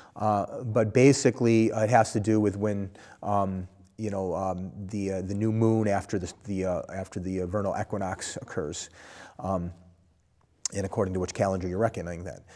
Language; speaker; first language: English; native; English